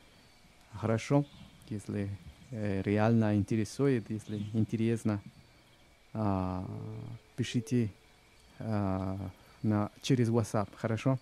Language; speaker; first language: Russian; non-native, learner; Spanish